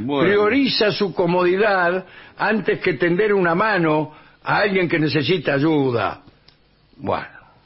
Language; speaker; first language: Spanish; native; Spanish